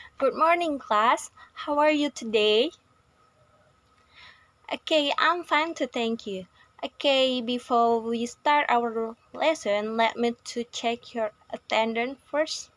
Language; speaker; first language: English; non-native, learner; Indonesian